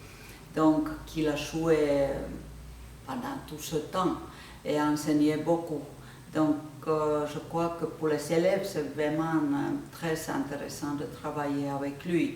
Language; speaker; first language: French; non-native, fluent; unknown